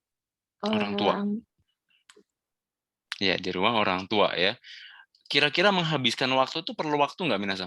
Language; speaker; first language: Indonesian; native; Indonesian